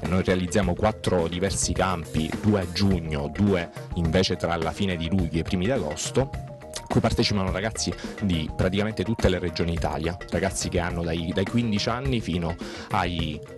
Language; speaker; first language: Italian; native; Italian